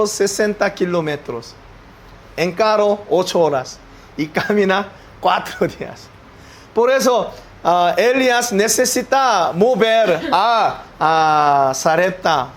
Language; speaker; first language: Spanish; non-native, learner; Korean